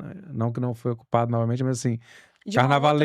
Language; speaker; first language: Portuguese; native; Portuguese